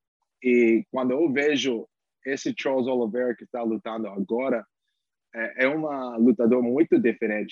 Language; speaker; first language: Portuguese; non-native, fluent; English